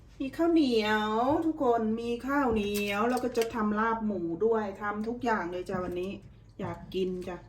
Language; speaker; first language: Thai; native; Thai